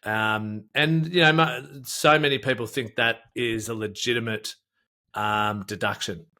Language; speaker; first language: English; native; English